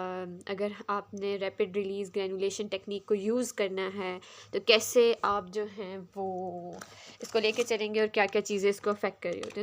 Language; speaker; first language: Hindi; native; Hindi